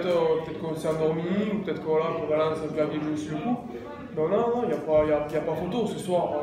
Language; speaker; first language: French; native; French